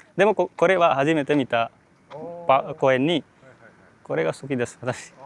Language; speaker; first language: Japanese; non-native, learner; Hindi